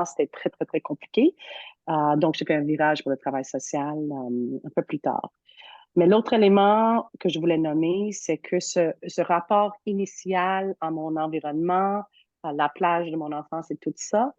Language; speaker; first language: French; native; French